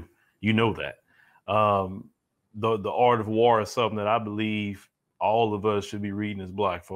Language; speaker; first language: English; native; English